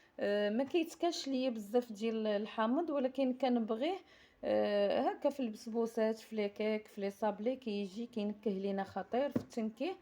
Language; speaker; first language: Arabic; native; Arabic